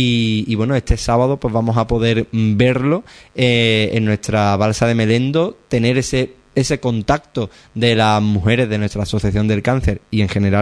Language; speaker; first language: Spanish; native; Spanish